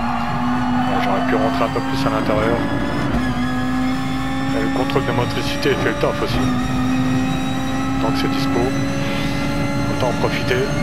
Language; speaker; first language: French; native; French